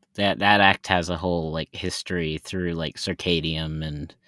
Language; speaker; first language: English; native; English